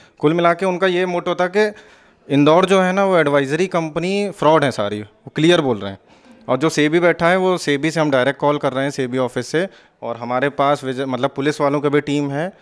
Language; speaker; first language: Hindi; native; Hindi